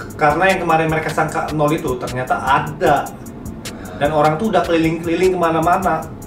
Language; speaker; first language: Indonesian; native; Indonesian